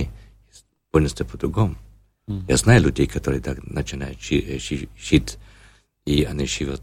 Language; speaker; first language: Russian; non-native, learner; German